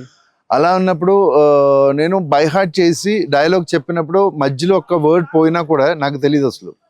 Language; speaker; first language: Telugu; non-native, local second language; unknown